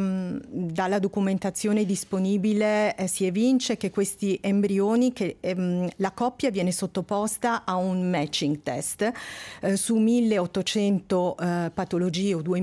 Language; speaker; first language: Italian; native; Italian